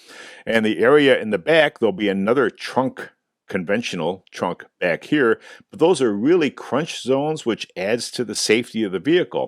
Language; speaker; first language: English; native; English